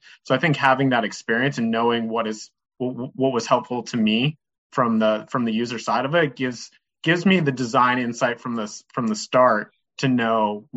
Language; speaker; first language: English; native; English